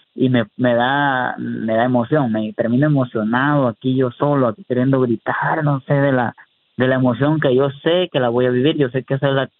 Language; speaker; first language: Spanish; early bilingual, heritage; Spanish